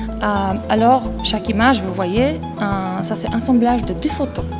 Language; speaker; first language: French; non-native, fluent; Polish